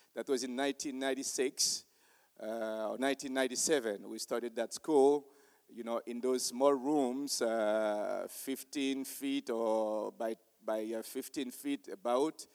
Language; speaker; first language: English; non-native, fluent; Haitian Creole